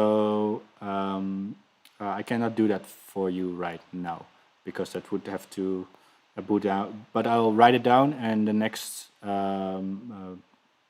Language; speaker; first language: English; non-native, fluent; Dutch